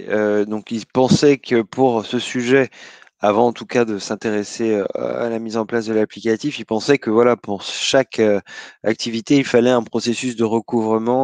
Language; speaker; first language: French; native; French